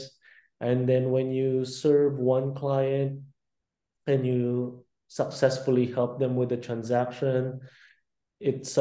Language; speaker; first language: English; non-native, local second language; Filipino